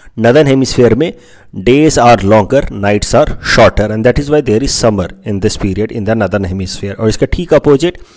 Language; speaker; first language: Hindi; non-native, local second language; Assamese